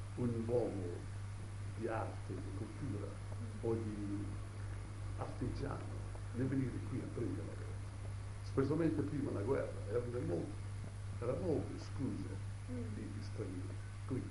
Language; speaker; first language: Italian; early bilingual, heritage; Italian